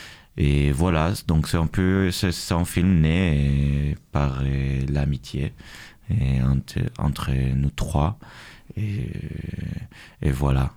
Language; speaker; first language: French; non-native, fluent; Hebrew